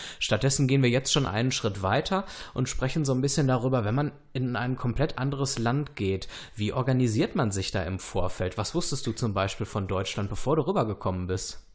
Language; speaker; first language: German; native; German